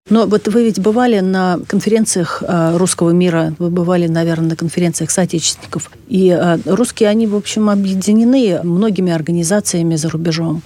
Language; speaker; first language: Russian; native; Russian